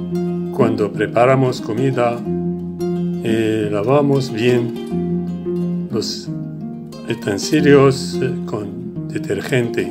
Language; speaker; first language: Spanish; non-native, learner; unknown